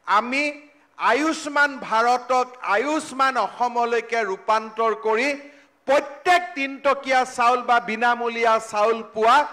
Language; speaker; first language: Assamese; native; Assamese